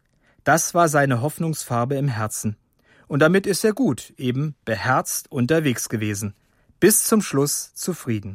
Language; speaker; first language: German; native; German